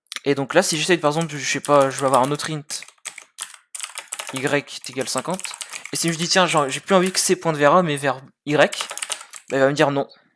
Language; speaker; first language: French; native; French